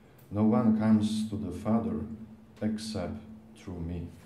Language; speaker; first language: English; non-native, fluent; Polish